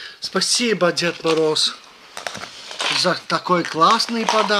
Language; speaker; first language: Russian; early bilingual, heritage; Russian